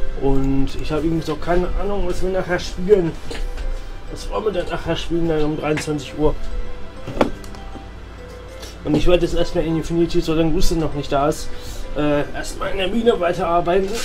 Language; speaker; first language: German; native; German